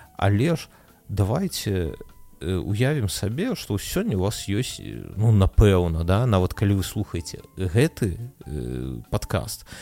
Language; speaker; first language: Belarusian; non-native, local second language; Russian